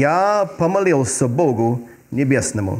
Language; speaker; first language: Russian; non-native, fluent; English